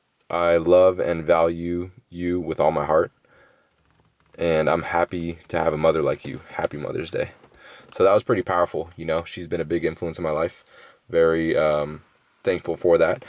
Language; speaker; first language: English; native; English